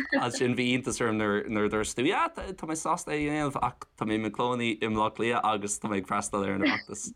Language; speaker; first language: Irish; non-native, local second language; English